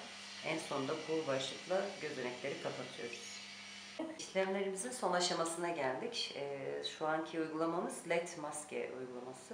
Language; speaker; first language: Turkish; native; Turkish